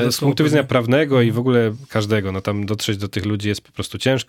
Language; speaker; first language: Polish; native; Polish